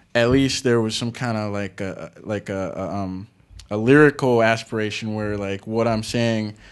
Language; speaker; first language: English; native; English